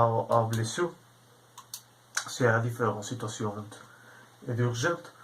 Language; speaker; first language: French; non-native, learner; Spanish